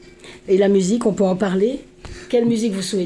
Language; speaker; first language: French; native; French